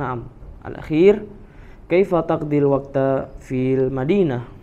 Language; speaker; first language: Arabic; non-native, fluent; Indonesian